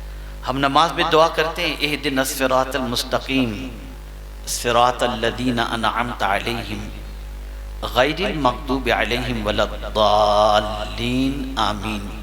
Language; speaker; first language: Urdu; native; Urdu